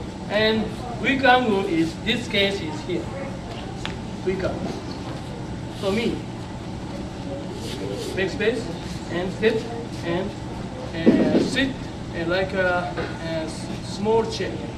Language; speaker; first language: English; non-native, learner; Japanese